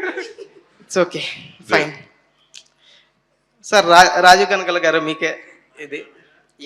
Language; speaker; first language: Telugu; native; Telugu